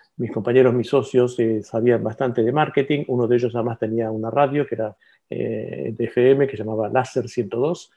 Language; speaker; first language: Spanish; native; Spanish